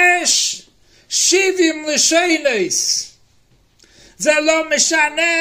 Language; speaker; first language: Hebrew; non-native, fluent; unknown